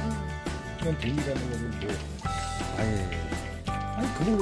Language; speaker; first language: Korean; native; Korean